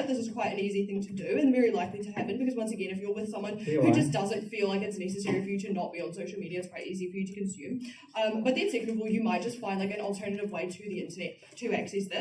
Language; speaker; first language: English; native; English